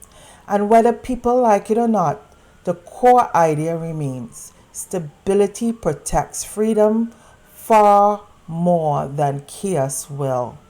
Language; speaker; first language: English; native; English